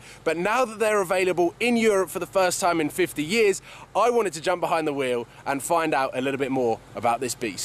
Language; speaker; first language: English; native; English